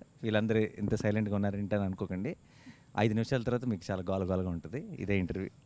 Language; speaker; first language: Telugu; native; Telugu